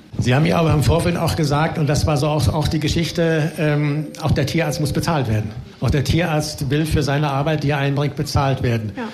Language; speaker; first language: German; native; German